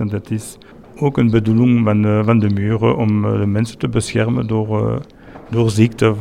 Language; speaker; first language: Dutch; non-native, fluent; French